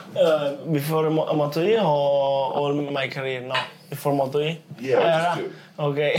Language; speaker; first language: English; non-native, learner; Italian